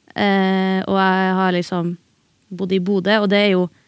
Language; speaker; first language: Norwegian; native; Norwegian